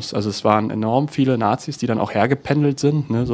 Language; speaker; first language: German; native; German